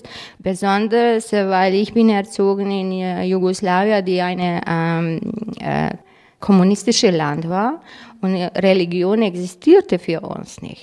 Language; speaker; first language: German; non-native, fluent; Croatian